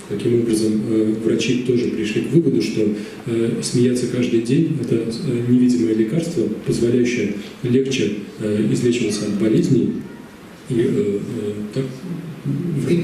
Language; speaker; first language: Russian; native; Russian